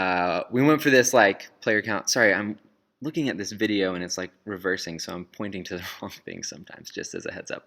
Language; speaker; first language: English; native; English